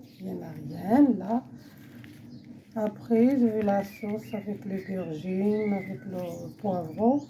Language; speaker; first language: French; non-native, learner; Arabic